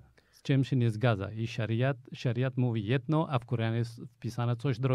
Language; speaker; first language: Polish; non-native, fluent; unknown